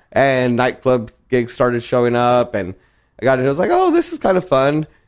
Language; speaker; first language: English; early bilingual, other home language; Spanish